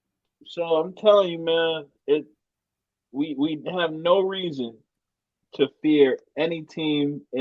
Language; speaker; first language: English; native; English